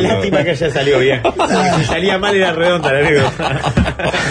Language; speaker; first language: Spanish; native; Spanish